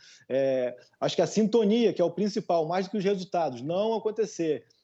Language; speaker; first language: Portuguese; native; Portuguese